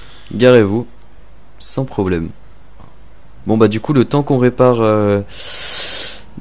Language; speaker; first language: French; native; French